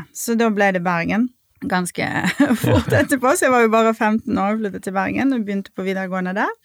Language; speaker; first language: Norwegian; non-native, fluent; Russian